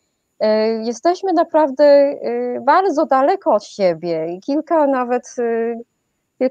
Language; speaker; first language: Polish; non-native, fluent; Chinese